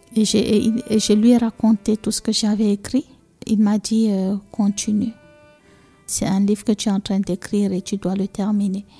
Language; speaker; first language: French; non-native, local second language; Fula